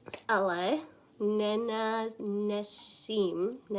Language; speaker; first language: Czech; non-native, learner; English